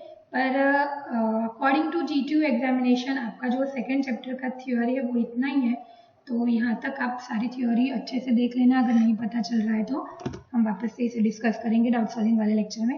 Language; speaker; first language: Hindi; non-native, local second language; Gujarati